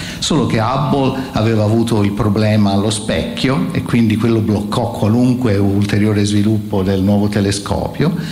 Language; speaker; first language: Italian; native; Italian